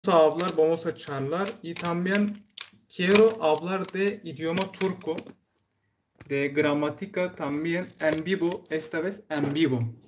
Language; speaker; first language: Spanish; non-native, learner; Turkish